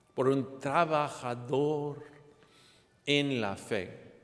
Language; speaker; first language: Spanish; non-native, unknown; English